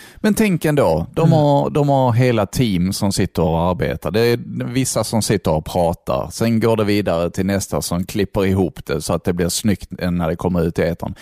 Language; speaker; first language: Swedish; native; Swedish